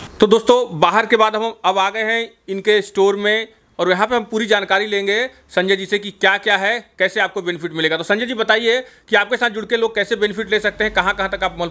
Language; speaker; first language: Hindi; native; Hindi